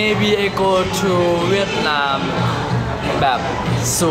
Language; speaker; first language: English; non-native, learner; Thai